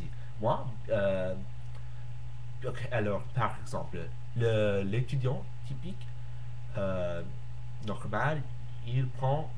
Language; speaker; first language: French; non-native, learner; English